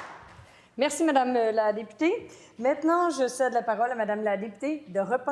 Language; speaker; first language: French; native; French